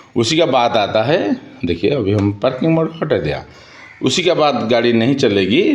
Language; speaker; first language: Hindi; non-native, local second language; Odia